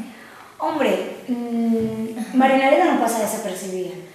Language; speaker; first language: Spanish; native; Spanish